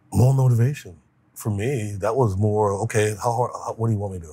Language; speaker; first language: English; native; English